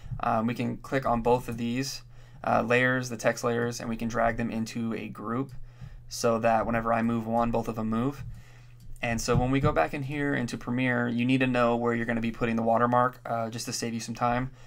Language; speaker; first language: English; native; English